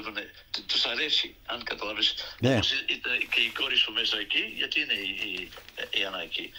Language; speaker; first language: Greek; early bilingual, heritage; Greek